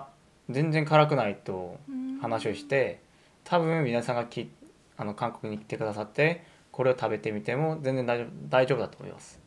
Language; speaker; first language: Japanese; non-native, fluent; Korean